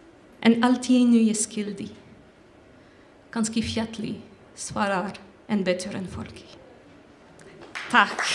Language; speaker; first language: Icelandic; non-native, learner; French